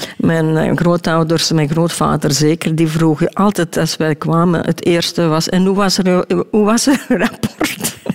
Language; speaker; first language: Dutch; native; Dutch